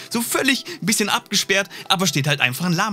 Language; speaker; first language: German; native; German